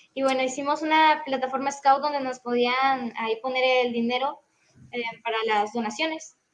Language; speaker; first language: Spanish; native; Spanish